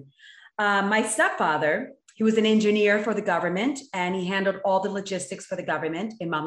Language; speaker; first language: English; native; English